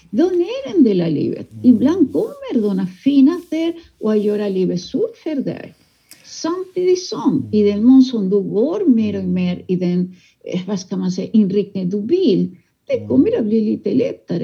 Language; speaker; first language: Swedish; non-native, fluent; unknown